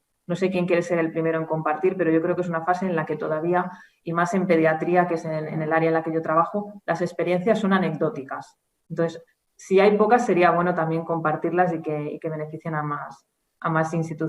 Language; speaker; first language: Spanish; native; Spanish